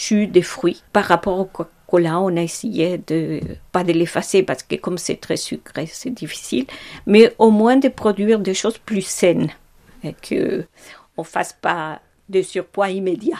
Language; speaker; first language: French; non-native, fluent; Spanish